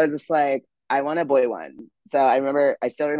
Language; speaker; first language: English; native; English